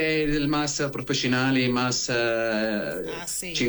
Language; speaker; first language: Spanish; non-native, learner; Arabic